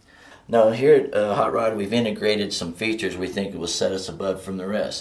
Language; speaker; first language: English; native; English